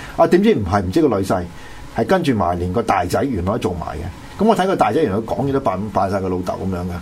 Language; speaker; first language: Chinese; non-native, local second language; Cantonese